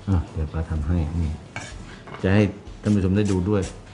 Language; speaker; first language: Thai; native; Thai